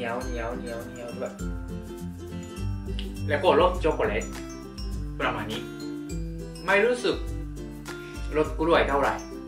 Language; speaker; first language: Thai; non-native, fluent; Japanese